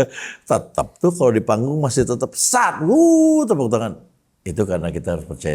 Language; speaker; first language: Indonesian; native; Indonesian